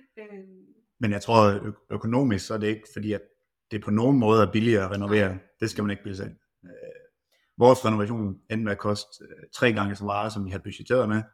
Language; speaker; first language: Danish; native; Danish